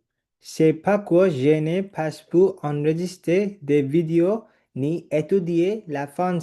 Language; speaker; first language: French; non-native, learner; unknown